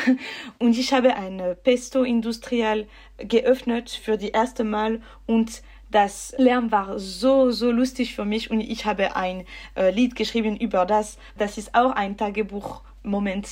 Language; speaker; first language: German; non-native, learner; French